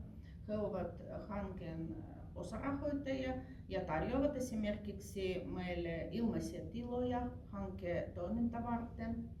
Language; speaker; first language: Finnish; non-native, fluent; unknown